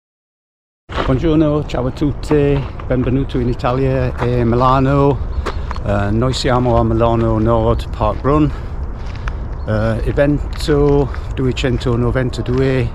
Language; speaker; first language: Italian; non-native, learner; English